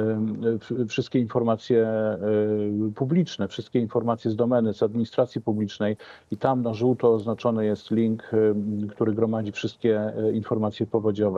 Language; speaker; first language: Polish; native; Polish